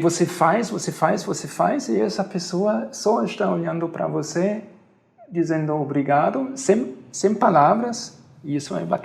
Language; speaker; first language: Portuguese; non-native, fluent; German